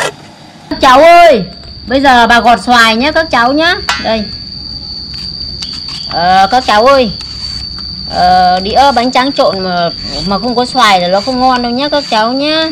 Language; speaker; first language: Vietnamese; native; Vietnamese